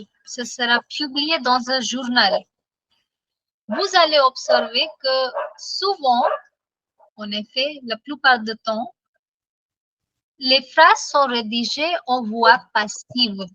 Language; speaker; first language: French; non-native, fluent; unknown